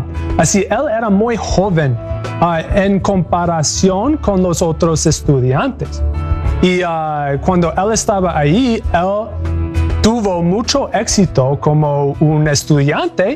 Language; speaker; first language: Spanish; non-native, learner; English